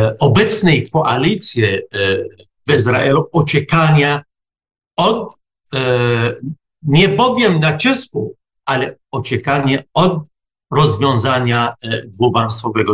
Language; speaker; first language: Polish; non-native, fluent; Arabic